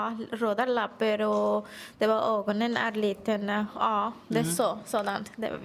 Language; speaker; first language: Swedish; non-native, learner; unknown